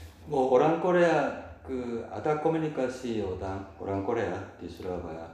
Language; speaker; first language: Indonesian; non-native, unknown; Korean